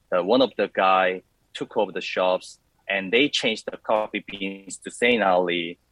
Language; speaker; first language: English; non-native, learner; Korean